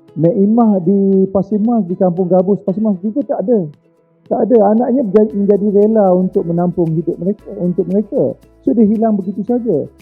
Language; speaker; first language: Malay; native; Malay